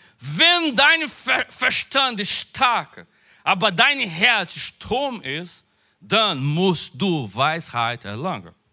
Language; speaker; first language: German; non-native, learner; Portuguese